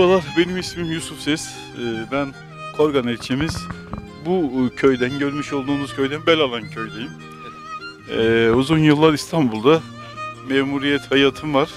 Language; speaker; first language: Turkish; native; Turkish